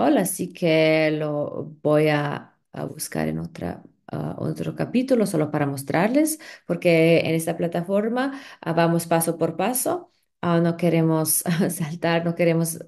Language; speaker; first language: Spanish; non-native, fluent; Slovenian